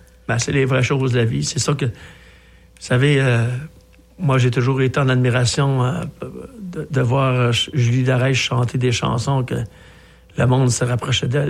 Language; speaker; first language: French; native; French